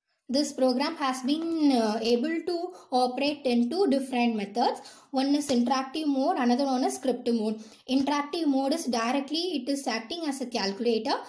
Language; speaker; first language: English; non-native, local second language; Tamil